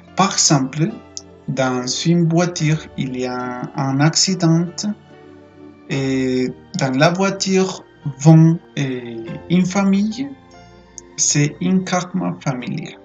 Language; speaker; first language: French; non-native, fluent; Spanish